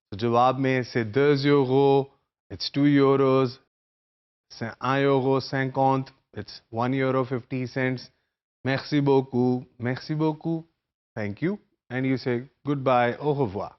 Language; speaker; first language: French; non-native, fluent; Urdu